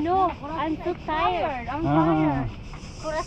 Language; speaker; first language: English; non-native, local second language; Filipino